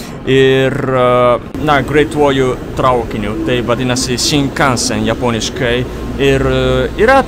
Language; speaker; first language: Lithuanian; non-native, fluent; Japanese